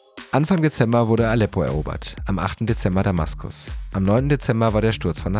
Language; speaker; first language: German; native; German